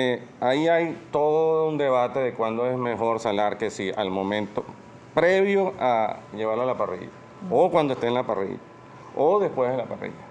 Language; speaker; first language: Spanish; native; Spanish